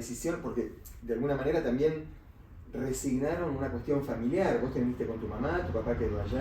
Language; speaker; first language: Spanish; native; Spanish